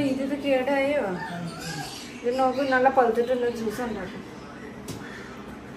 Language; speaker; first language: Malayalam; non-native, learner; Nepali